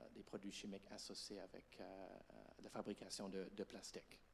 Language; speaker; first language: French; native; French